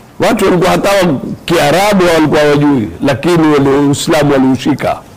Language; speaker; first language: Swahili; native; Swahili